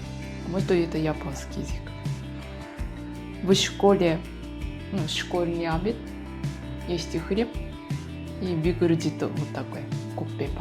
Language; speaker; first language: Russian; non-native, learner; Japanese